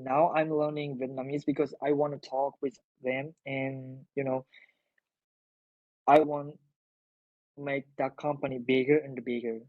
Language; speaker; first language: English; non-native, learner; Japanese